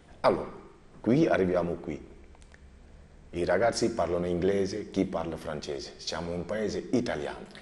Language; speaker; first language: Italian; non-native, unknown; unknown